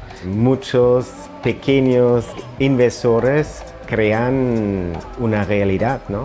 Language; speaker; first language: Spanish; non-native, fluent; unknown